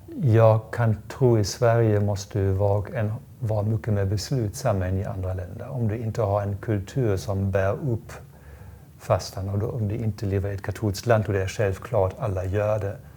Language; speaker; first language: Swedish; non-native, fluent; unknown